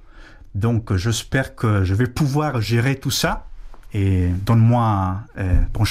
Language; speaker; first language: French; non-native, fluent; Spanish